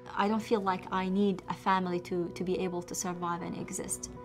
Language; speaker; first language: English; non-native, fluent; Arabic